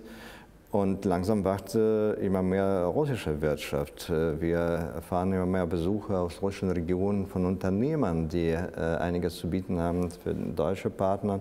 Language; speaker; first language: German; non-native, fluent; Russian